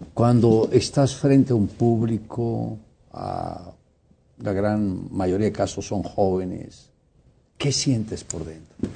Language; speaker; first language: Spanish; native; Spanish